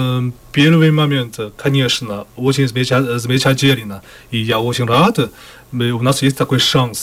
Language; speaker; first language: Russian; non-native, learner; Chinese